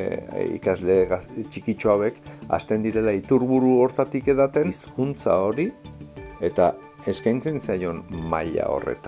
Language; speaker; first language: Basque; native; Basque